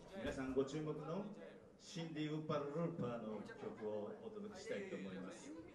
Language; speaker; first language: Japanese; native; Japanese